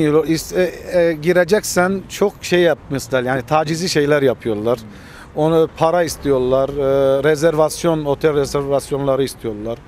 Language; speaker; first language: Turkish; early bilingual, heritage; Armenian